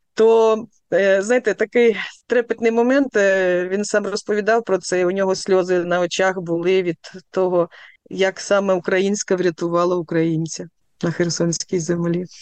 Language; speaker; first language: Ukrainian; native; Ukrainian